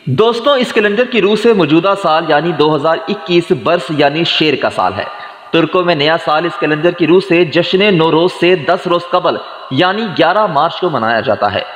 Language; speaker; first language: Urdu; native; Urdu